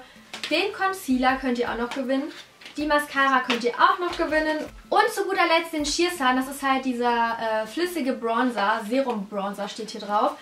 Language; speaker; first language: German; native; German